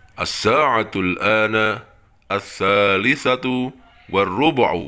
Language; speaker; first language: Arabic; non-native, fluent; Indonesian